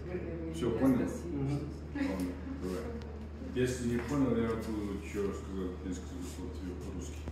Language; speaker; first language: Russian; non-native, learner; Bulgarian